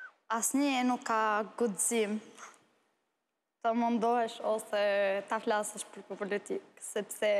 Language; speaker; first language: Albanian; non-native, learner; Arabic